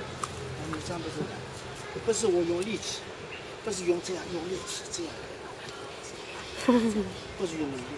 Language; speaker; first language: Chinese; native; Chinese